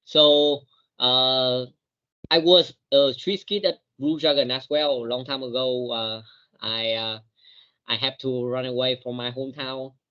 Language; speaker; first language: English; non-native, learner; Vietnamese